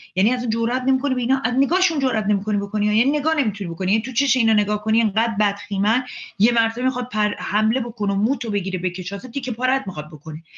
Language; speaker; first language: Persian; native; Persian